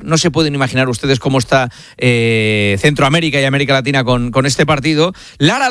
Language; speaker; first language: Spanish; native; Spanish